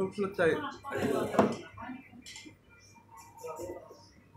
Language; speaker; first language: Finnish; native; Finnish